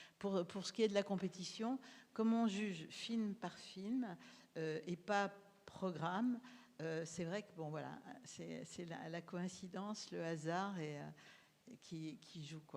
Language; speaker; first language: French; native; French